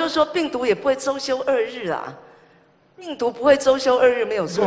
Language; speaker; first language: Chinese; native; Chinese